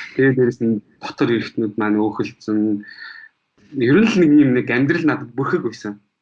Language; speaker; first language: Mongolian; early bilingual, heritage; Mongolian